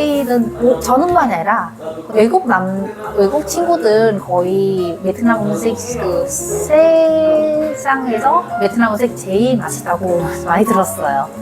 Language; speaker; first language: Korean; non-native, learner; Vietnamese